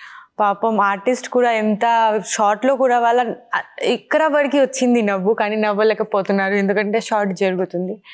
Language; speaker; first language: Telugu; non-native, learner; Bangla